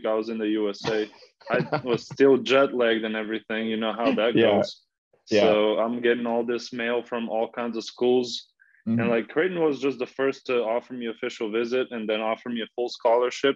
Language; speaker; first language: English; non-native, fluent; Slovenian